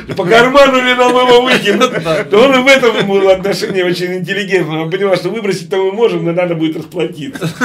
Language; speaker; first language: Russian; native; Russian